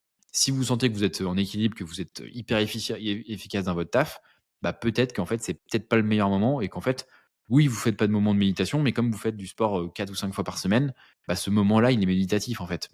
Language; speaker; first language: French; native; French